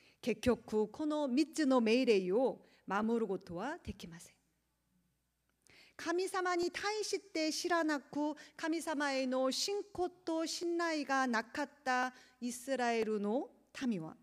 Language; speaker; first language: Japanese; non-native, learner; Korean